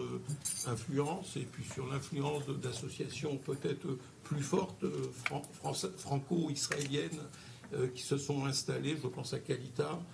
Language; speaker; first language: French; native; French